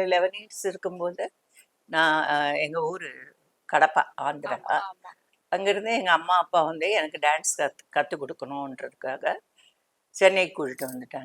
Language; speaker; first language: Tamil; non-native, local second language; Telugu